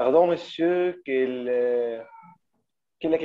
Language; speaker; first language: French; non-native, learner; Arabic